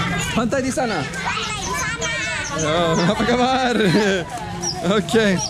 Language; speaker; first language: Indonesian; non-native, learner; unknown